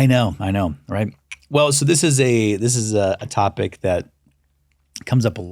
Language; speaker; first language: English; native; English